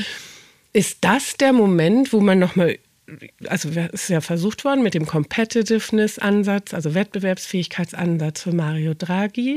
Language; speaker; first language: German; native; German